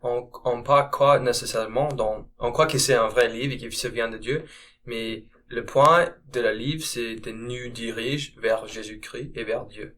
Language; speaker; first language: French; non-native, learner; English